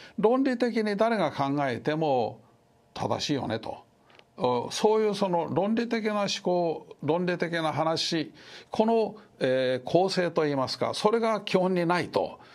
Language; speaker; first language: Japanese; native; Japanese